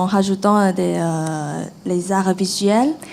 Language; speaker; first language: French; non-native, learner; Chinese